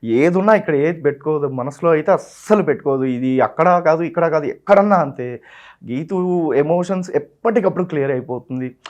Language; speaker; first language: Telugu; non-native, local second language; Tamil